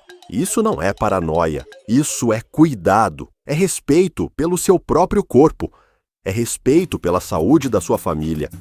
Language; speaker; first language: Portuguese; native; Portuguese